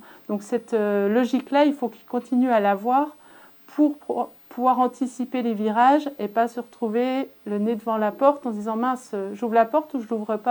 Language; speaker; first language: French; native; French